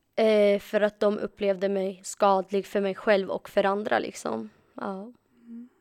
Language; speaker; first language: Swedish; early bilingual, other home language; Arabic